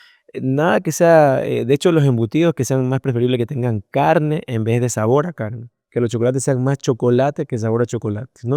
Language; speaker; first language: Spanish; native; Spanish